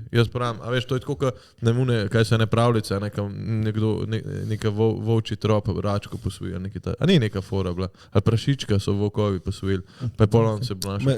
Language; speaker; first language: Slovenian; early bilingual, other home language; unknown